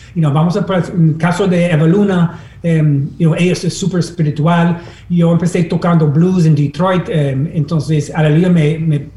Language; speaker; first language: Spanish; non-native, fluent; English